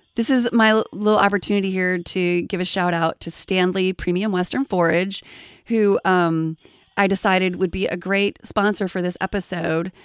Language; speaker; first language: English; native; English